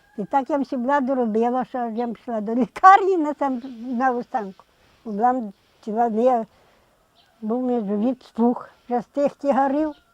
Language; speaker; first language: Ukrainian; native; Ukrainian